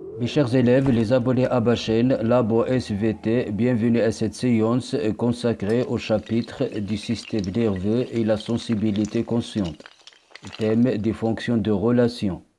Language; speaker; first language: French; non-native, local second language; Arabic